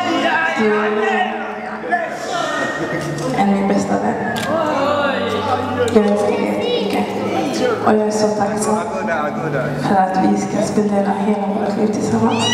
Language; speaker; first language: Swedish; early bilingual, other home language; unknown